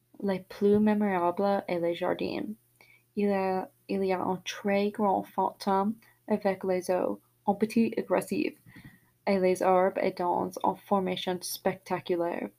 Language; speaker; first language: French; non-native, learner; English